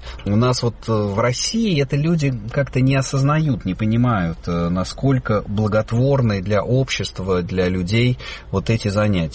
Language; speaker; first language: Russian; native; Russian